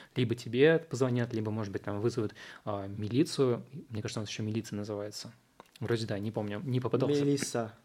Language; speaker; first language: Russian; early bilingual, other home language; Uzbek